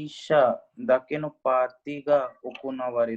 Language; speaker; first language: Japanese; non-native, learner; Hindi